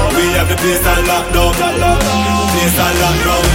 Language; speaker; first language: English; non-native, fluent; German